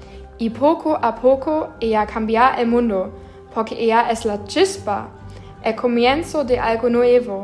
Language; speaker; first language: Spanish; non-native, learner; German